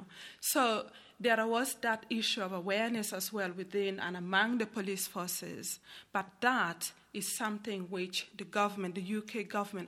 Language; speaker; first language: English; non-native, local second language; Acoli